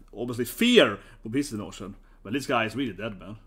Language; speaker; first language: English; non-native, fluent; Swedish